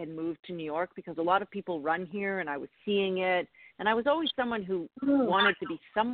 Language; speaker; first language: English; native; English